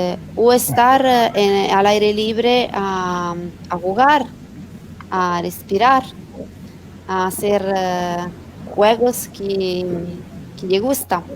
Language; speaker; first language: Spanish; non-native, learner; Italian